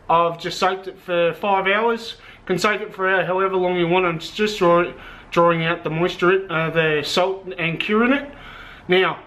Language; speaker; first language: English; native; English